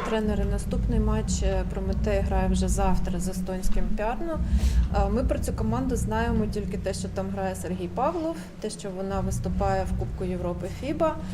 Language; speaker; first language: Ukrainian; native; Ukrainian